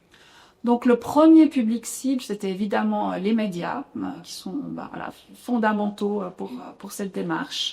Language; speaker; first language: French; native; French